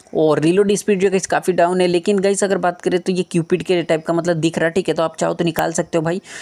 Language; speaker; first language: Hindi; native; Hindi